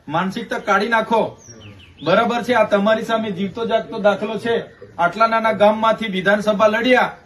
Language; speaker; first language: Gujarati; non-native, local second language; Vasavi